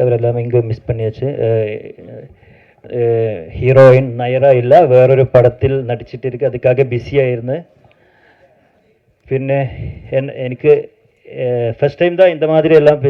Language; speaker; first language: Tamil; non-native, learner; Malayalam